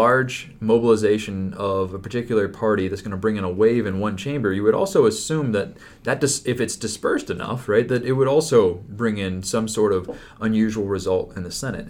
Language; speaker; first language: English; native; English